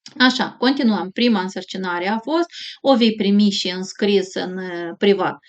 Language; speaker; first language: Romanian; native; Romanian